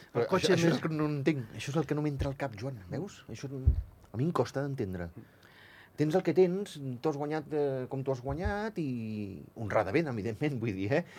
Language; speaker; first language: Catalan; native; Catalan